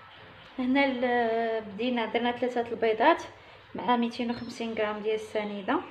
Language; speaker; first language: Arabic; native; Arabic